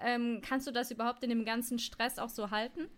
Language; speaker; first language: German; native; German